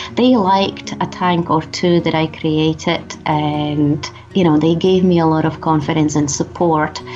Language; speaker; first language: English; non-native, fluent; Czech